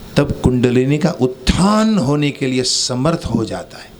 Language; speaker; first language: Hindi; non-native, local second language; Gujarati